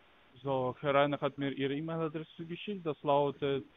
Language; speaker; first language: German; non-native, learner; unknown